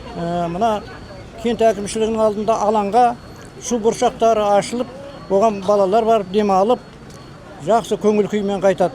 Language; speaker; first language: Kazakh; native; Kazakh